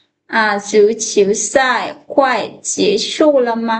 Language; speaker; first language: Chinese; non-native, fluent; Lao